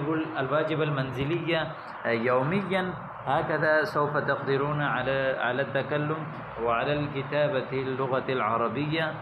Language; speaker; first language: Arabic; non-native, fluent; Urdu